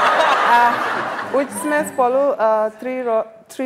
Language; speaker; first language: Czech; non-native, learner; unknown